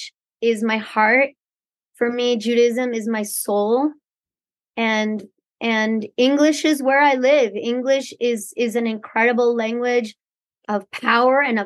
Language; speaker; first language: English; early bilingual, other home language; Spanish